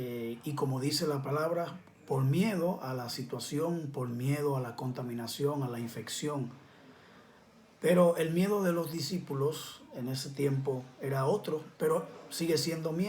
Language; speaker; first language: Spanish; native; Spanish